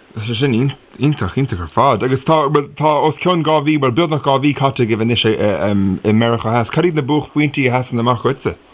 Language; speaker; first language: Irish; non-native, local second language; English